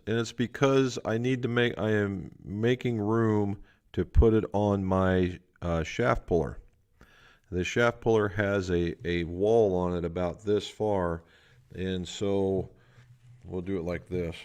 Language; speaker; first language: English; native; English